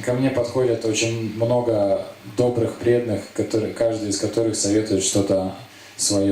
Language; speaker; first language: Russian; native; Russian